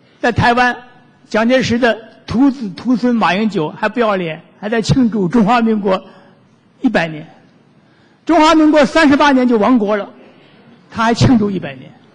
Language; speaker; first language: Chinese; native; Chinese